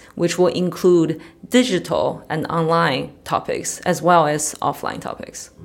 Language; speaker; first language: English; early bilingual, other home language; Chinese